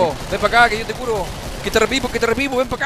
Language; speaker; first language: Spanish; native; Spanish